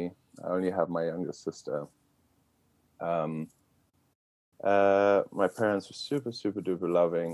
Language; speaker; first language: English; native; English